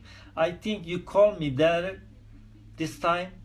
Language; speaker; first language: English; non-native, learner; Turkish